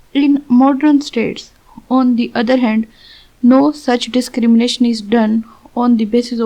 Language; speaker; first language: English; non-native, local second language; Urdu